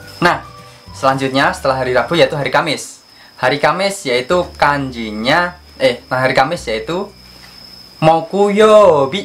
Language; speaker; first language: Indonesian; native; Indonesian